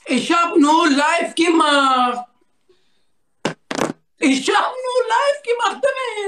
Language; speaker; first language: German; non-native, learner; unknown